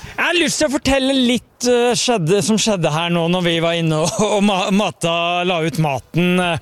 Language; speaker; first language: Norwegian; native; Norwegian